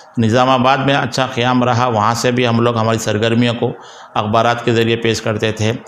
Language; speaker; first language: Urdu; native; Urdu